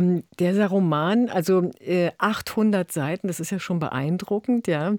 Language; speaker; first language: German; native; German